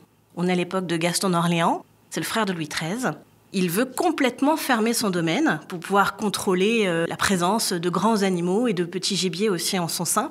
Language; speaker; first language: French; native; French